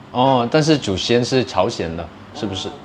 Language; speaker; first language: Chinese; non-native, fluent; Indonesian